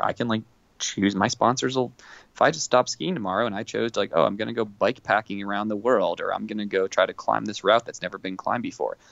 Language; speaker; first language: English; native; English